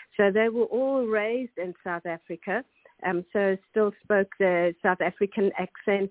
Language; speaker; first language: English; non-native, local second language; German